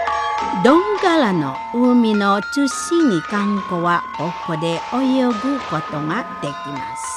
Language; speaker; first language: Japanese; non-native, learner; Indonesian